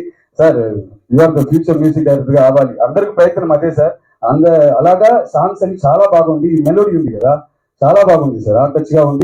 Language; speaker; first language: Telugu; non-native, fluent; Tamil